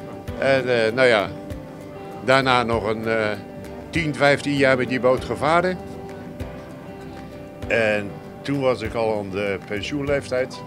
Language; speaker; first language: Dutch; native; Dutch